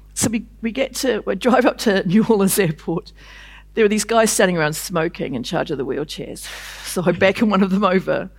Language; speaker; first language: English; native; English